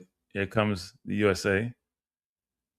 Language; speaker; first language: English; native; English